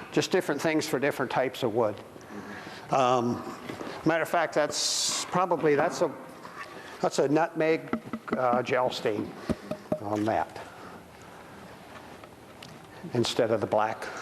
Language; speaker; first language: English; native; English